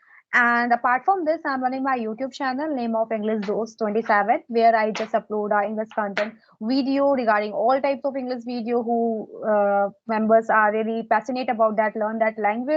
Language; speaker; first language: English; non-native, local second language; Hindi